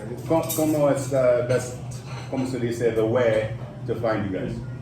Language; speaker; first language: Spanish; non-native, learner; English